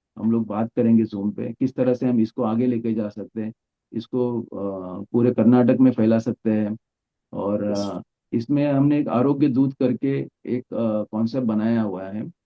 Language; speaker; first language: Hindi; non-native, local second language; Marathi